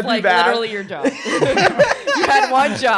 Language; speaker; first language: English; native; English